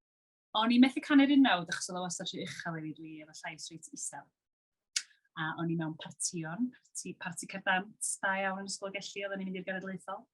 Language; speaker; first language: Welsh; native; Welsh